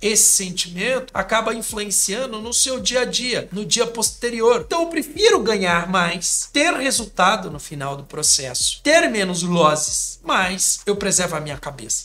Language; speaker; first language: Portuguese; native; Portuguese